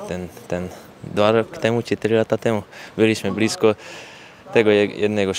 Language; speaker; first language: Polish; non-native, learner; Slovak